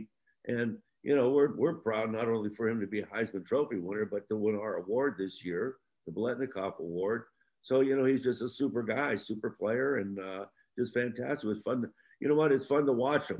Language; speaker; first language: English; native; English